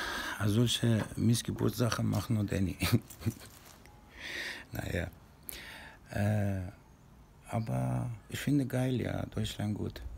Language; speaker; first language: German; non-native, fluent; Persian